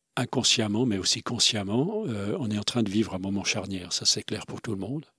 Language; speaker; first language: French; non-native, local second language; Swiss German